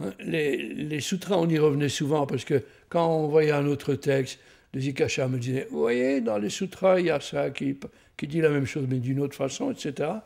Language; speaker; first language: French; native; French